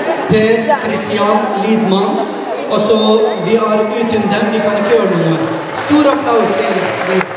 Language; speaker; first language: Norwegian; non-native, learner; Arabic